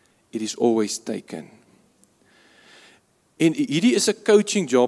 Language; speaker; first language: English; non-native, local second language; Afrikaans